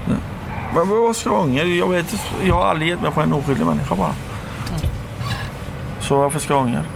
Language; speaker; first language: Swedish; non-native, fluent; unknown